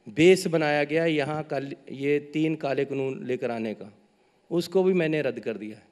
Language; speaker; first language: Hindi; native; Hindi